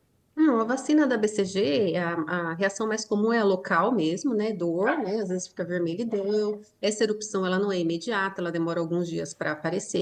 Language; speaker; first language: Portuguese; native; Portuguese